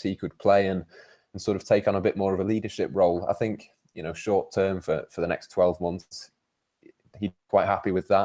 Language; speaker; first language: English; native; English